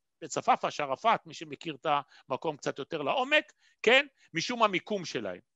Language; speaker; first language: Hebrew; native; Hebrew